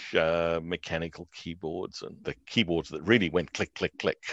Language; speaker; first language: English; native; English